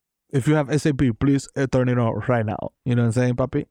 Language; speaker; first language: English; early bilingual, other home language; Spanish